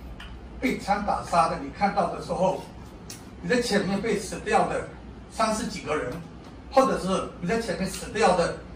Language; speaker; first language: Chinese; non-native, learner; Burmese